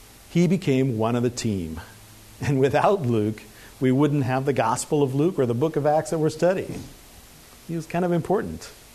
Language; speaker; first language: English; native; English